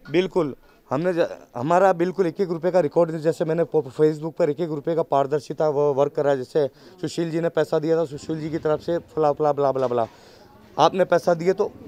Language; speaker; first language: Hindi; native; Hindi